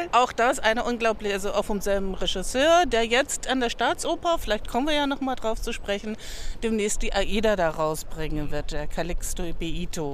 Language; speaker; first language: German; native; German